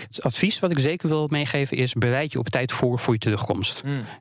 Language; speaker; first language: Dutch; native; Dutch